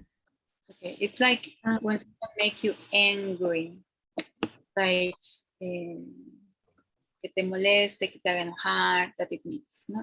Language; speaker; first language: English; non-native, fluent; Spanish